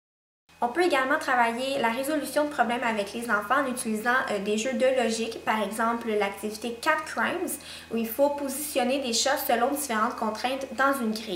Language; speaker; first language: French; native; French